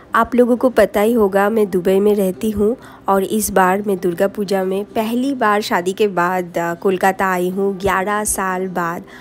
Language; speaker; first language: Hindi; non-native, local second language; Bangla